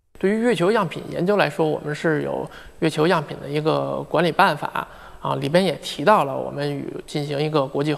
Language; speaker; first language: Chinese; native; Chinese